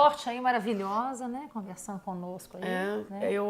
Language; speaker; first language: Portuguese; native; Portuguese